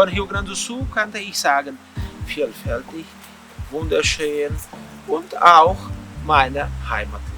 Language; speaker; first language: German; non-native, fluent; Portuguese